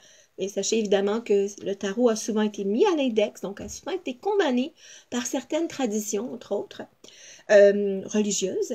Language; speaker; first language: French; native; French